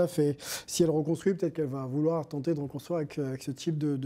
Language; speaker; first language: French; native; French